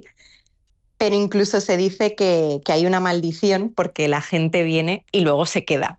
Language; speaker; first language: Spanish; native; Spanish